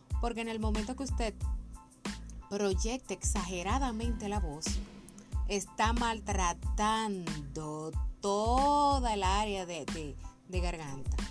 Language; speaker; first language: Spanish; native; Spanish